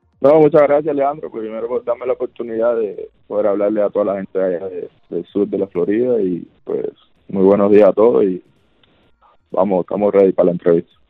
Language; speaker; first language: Spanish; native; Spanish